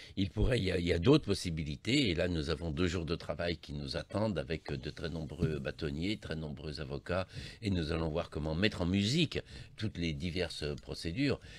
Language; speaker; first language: French; native; French